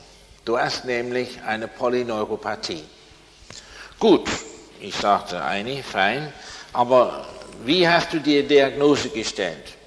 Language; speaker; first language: German; non-native, fluent; English